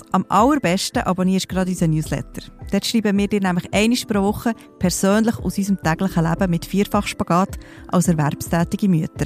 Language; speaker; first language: German; native; German